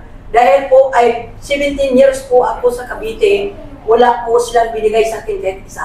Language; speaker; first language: Filipino; native; Filipino